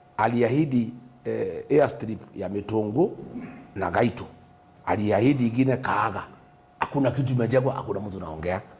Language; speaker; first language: Swahili; non-native, local second language; Kikuyu